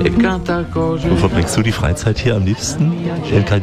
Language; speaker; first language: German; native; German